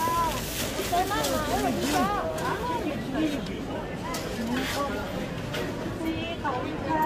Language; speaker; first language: French; non-native, fluent; Thai